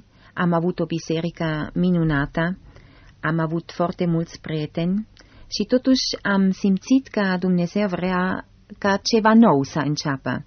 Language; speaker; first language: Romanian; non-native, fluent; German